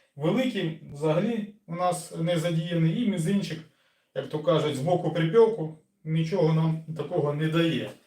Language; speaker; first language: Ukrainian; non-native, local second language; Russian